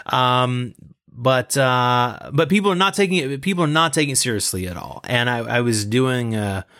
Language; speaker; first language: English; native; English